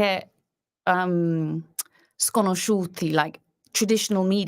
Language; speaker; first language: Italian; non-native, learner; English